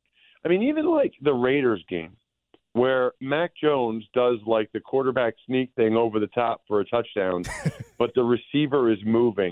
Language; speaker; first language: English; native; English